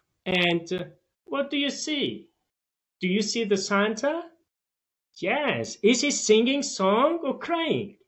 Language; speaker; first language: English; non-native, fluent; Tajik